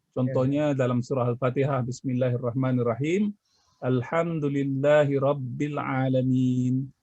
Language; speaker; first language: Malay; native; Malay